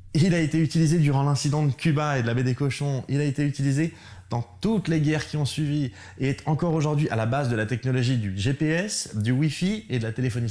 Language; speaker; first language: French; native; French